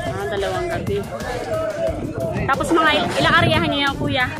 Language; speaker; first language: Filipino; native; Filipino